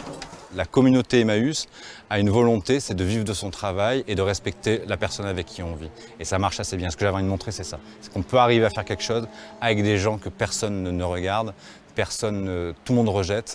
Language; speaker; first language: French; native; French